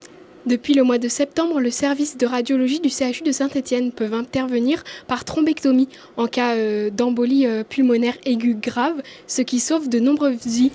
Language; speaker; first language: French; native; French